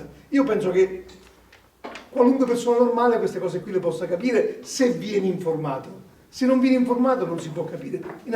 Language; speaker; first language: Italian; native; Italian